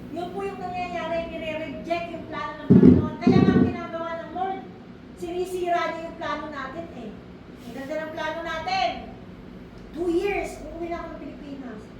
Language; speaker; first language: Filipino; native; Filipino